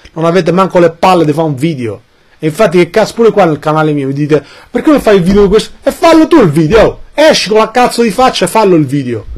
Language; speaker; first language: Italian; early bilingual, other home language; Albanian